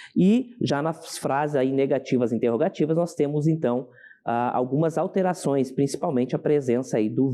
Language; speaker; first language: Portuguese; native; Portuguese